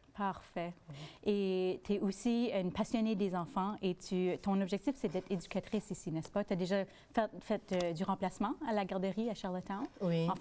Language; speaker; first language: French; native; French